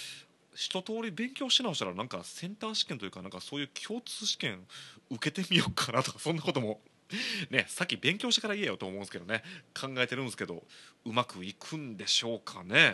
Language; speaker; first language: Japanese; native; Japanese